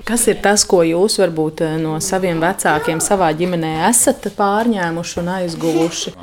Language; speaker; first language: Latvian; native; Latvian